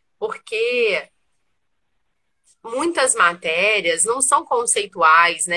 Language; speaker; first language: Portuguese; native; Portuguese